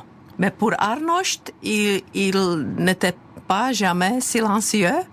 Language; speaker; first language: French; non-native, fluent; Czech